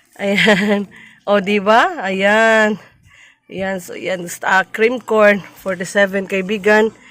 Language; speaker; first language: Filipino; non-native, local second language; Cebuano